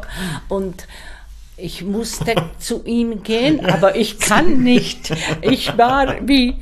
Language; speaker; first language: German; non-native, learner; Czech